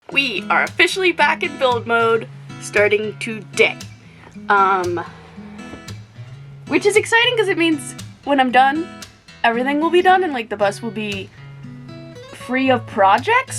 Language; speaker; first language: English; native; English